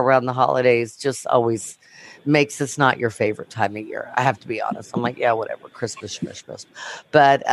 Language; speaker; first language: English; native; English